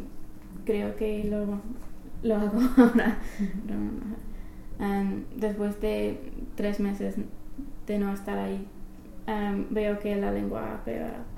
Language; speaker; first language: Spanish; non-native, learner; English